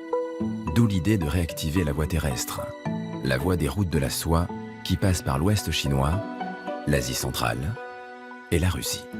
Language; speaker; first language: French; native; French